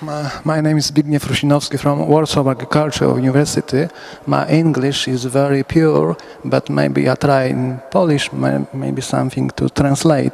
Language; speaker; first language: English; non-native, learner; Polish